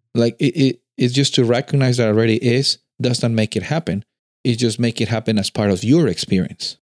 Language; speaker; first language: English; non-native, fluent; Spanish